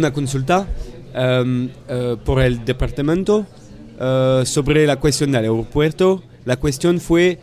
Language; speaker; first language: Spanish; non-native, fluent; French